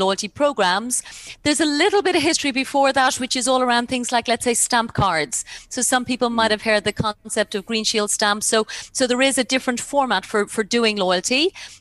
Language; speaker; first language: English; native; English